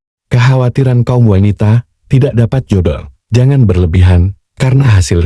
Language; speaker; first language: Indonesian; native; Indonesian